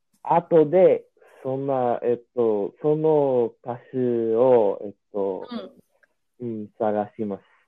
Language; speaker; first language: Japanese; non-native, learner; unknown